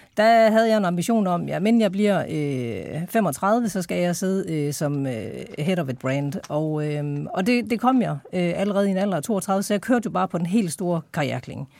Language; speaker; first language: Danish; native; Danish